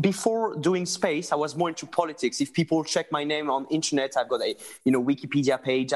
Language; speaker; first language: English; non-native, fluent; French